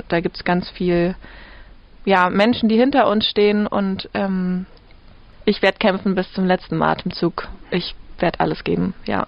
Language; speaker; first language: German; native; German